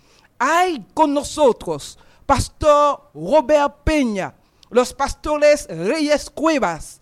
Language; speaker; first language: Spanish; non-native, fluent; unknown